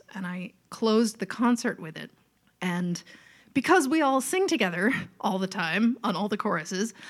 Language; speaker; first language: English; native; English